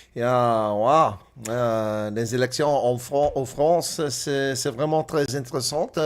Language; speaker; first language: French; non-native, learner; English